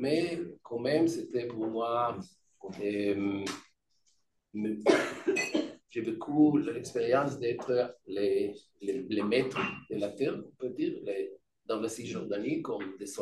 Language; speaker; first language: French; non-native, fluent; Hebrew